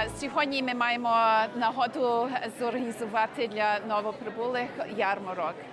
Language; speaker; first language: Ukrainian; early bilingual, heritage; Ukrainian